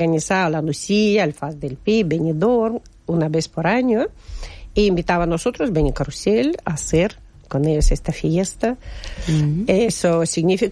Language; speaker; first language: Spanish; non-native, fluent; Russian